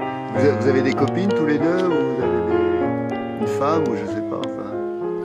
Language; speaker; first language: French; native; French